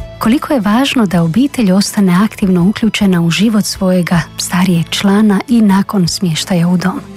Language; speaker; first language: Croatian; native; Croatian